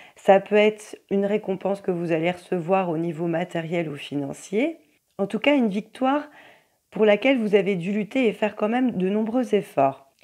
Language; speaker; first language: French; native; French